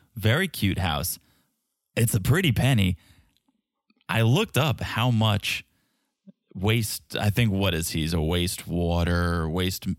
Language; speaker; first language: English; native; English